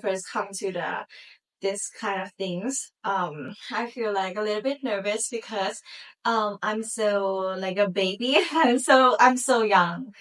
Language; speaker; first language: English; non-native, learner; Thai